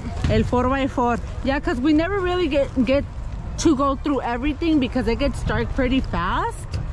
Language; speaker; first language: English; early bilingual, other home language; Spanish